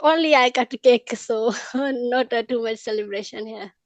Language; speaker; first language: English; non-native, learner; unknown